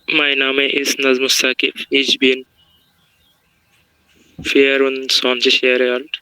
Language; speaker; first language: German; non-native, learner; Bangla